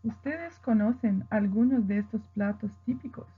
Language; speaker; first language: Spanish; non-native, fluent; Portuguese